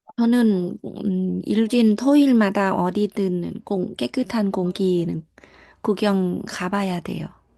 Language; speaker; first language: Korean; non-native, learner; Thai